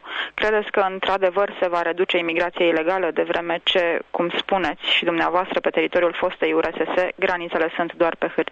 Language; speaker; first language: Romanian; native; Romanian